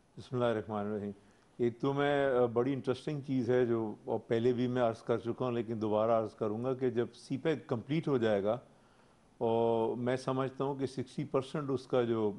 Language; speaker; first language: Urdu; non-native, local second language; Pashto